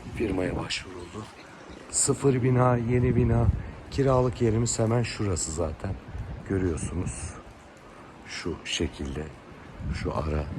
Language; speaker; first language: Turkish; native; Turkish